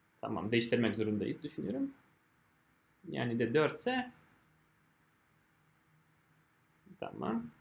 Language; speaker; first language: Turkish; non-native, fluent; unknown